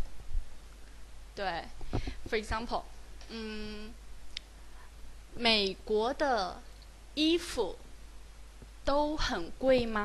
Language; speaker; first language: Chinese; native; Chinese